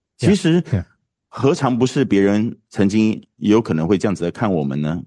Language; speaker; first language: Chinese; native; Chinese